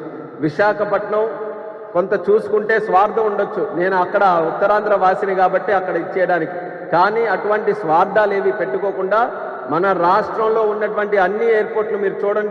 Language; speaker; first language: Telugu; native; Telugu